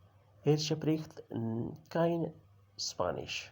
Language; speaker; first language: German; non-native, learner; Urdu